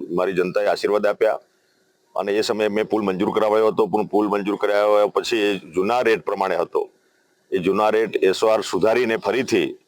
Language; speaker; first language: Gujarati; native; Gujarati